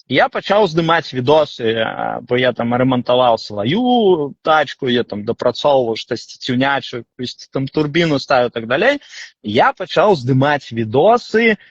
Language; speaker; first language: Belarusian; non-native, local second language; Russian